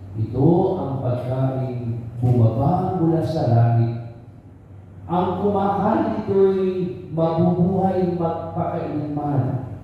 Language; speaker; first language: Filipino; non-native, local second language; Cebuano